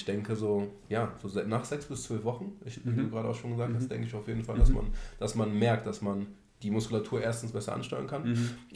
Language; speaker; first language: German; native; German